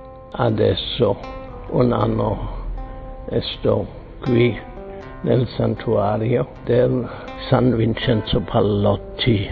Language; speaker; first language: Italian; non-native, fluent; German